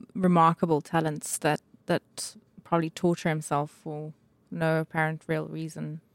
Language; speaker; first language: English; native; English